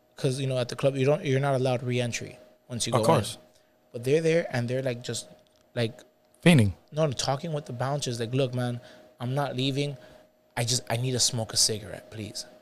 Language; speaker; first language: English; native; English